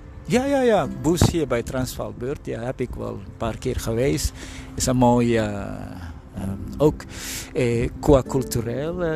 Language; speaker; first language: Dutch; non-native, fluent; Indonesian